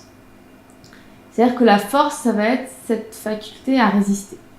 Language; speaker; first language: French; native; French